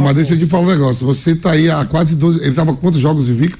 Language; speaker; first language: Portuguese; native; Portuguese